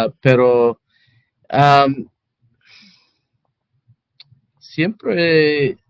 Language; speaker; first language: Spanish; non-native, fluent; English